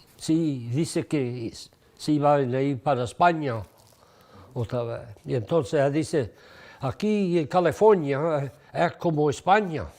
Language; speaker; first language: Spanish; early bilingual, heritage; English